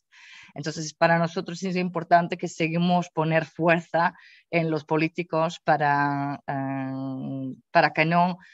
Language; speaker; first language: Spanish; non-native, fluent; Dutch